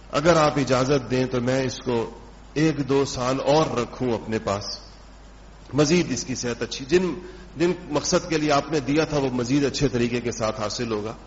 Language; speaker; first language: Urdu; non-native, local second language; Pashto